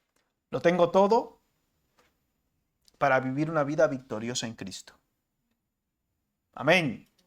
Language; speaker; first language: Spanish; native; Spanish